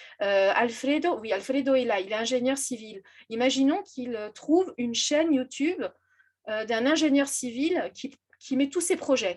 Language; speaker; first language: French; native; French